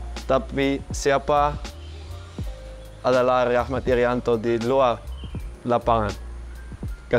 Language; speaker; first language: Indonesian; non-native, fluent; Dutch